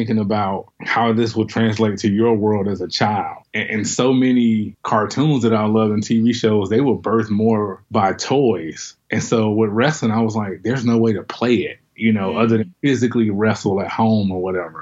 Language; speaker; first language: English; native; English